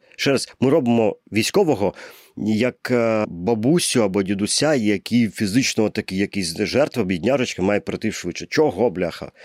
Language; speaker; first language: Ukrainian; non-native, local second language; Russian